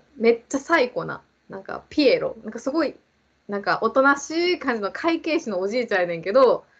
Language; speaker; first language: Japanese; native; Japanese